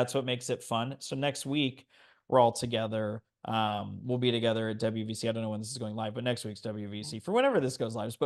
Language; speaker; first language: English; native; English